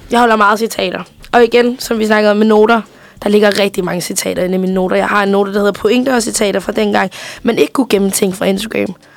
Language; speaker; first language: Danish; early bilingual, other home language; Spanish